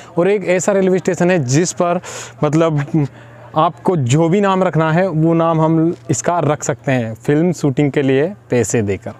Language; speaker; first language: Hindi; native; Hindi